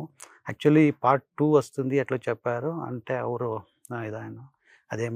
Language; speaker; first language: Telugu; non-native, learner; Kannada